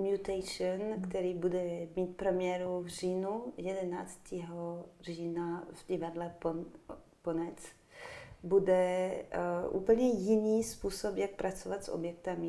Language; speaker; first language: Czech; non-native, fluent; French